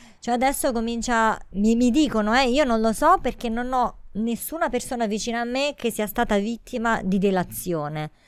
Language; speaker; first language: Italian; native; Italian